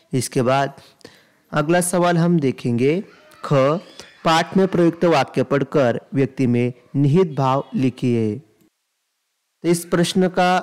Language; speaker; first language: Hindi; non-native, local second language; Marathi